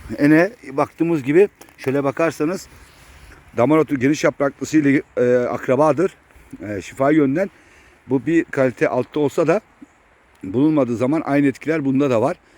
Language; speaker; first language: Turkish; native; Turkish